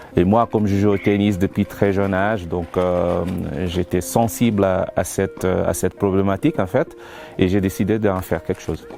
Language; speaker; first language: French; non-native, fluent; Portuguese